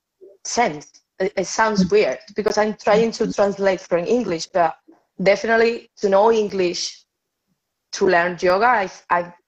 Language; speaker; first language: English; non-native, fluent; Spanish